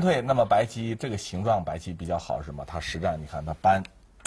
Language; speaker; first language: Chinese; native; Chinese